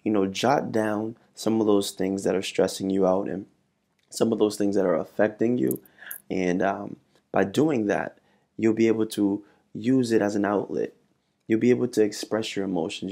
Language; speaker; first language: English; native; English